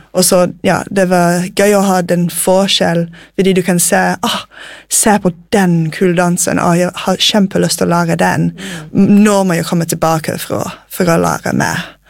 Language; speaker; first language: Norwegian; non-native, fluent; English